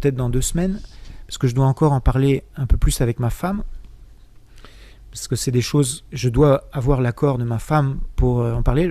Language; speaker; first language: French; native; French